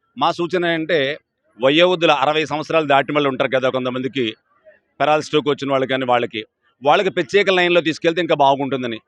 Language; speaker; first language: Telugu; native; Telugu